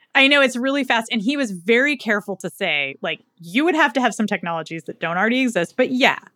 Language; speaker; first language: English; native; English